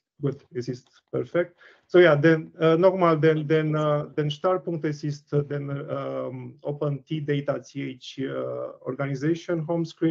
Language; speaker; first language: German; non-native, learner; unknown